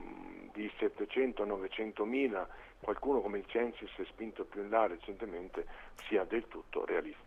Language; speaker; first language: Italian; native; Italian